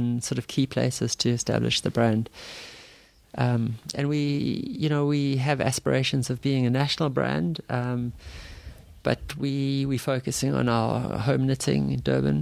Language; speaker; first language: English; native; English